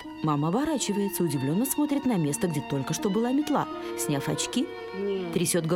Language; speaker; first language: Russian; native; Russian